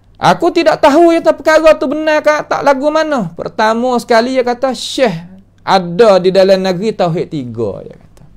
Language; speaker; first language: Malay; native; Malay